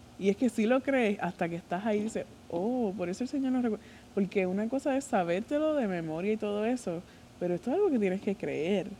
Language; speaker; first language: Spanish; native; Spanish